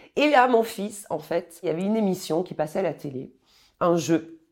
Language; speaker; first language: French; native; French